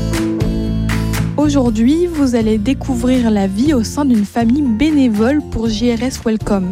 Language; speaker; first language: French; native; French